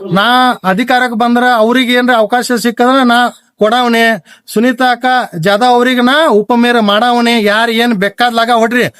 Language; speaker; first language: Kannada; non-native, local second language; Lambadi